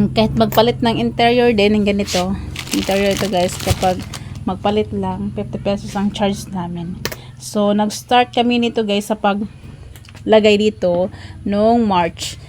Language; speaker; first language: Filipino; non-native, local second language; Cebuano